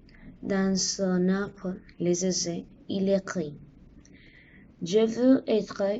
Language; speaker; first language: French; non-native, learner; Spanish